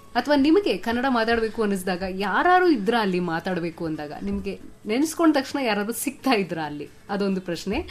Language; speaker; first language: Kannada; native; Kannada